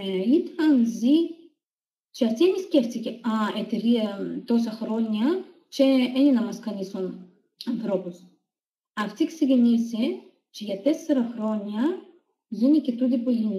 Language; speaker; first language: Greek; non-native, learner; Russian